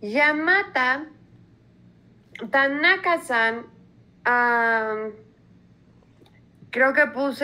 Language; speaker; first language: Japanese; non-native, learner; Spanish